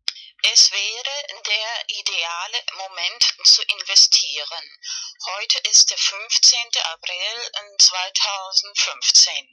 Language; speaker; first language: German; non-native, learner; Spanish